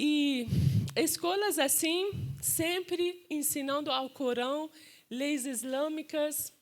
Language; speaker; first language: Portuguese; non-native, fluent; Persian